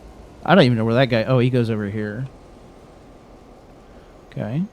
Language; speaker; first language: English; native; English